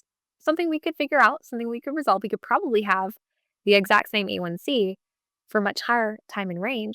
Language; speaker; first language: English; native; English